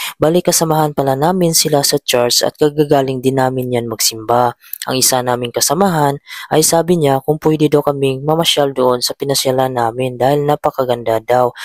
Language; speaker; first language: Filipino; native; Filipino